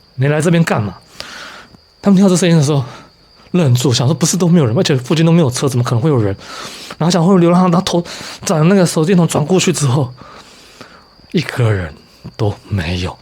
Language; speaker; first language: Chinese; native; Chinese